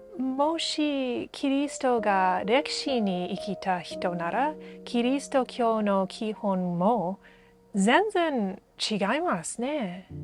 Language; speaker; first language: Japanese; non-native, learner; English